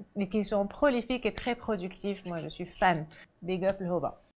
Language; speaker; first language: French; non-native, local second language; Arabic